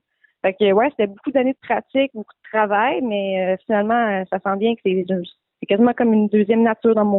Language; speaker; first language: French; native; French